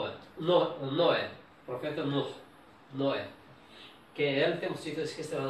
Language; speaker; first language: Portuguese; non-native, learner; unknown